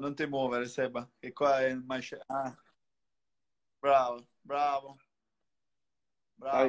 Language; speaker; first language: Italian; native; Italian